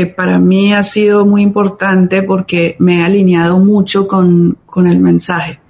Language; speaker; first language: Spanish; native; Spanish